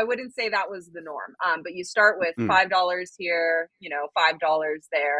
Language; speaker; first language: English; native; English